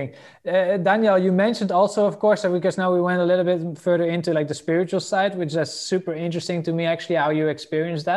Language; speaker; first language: English; non-native, fluent; Dutch